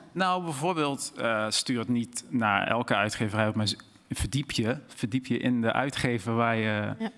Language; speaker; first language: Dutch; native; Dutch